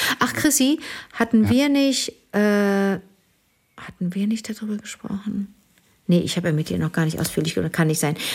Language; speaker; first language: German; native; German